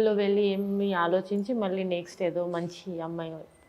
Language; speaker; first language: Telugu; non-native, learner; Bangla